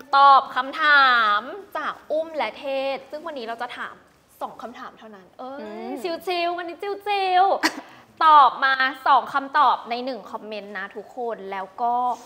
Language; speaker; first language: Thai; native; Thai